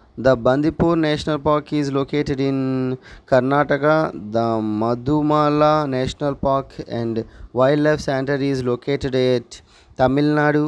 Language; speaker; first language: English; non-native, local second language; Telugu